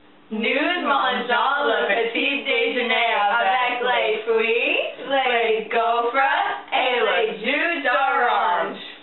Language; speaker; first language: French; non-native, learner; English